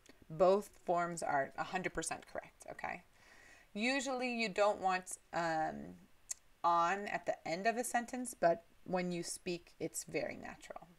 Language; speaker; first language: English; native; English